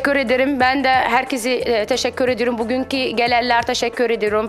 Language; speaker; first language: Turkish; non-native, fluent; Arabic